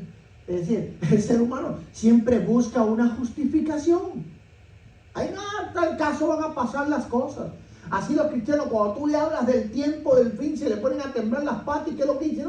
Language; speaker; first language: Spanish; native; Spanish